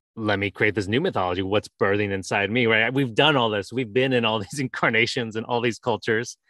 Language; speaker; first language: English; native; English